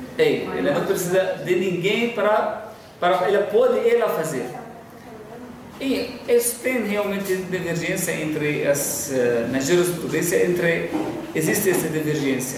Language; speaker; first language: Portuguese; non-native, fluent; Arabic